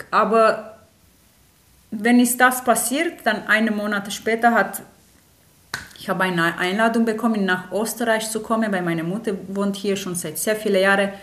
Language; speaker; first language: German; non-native, fluent; Romanian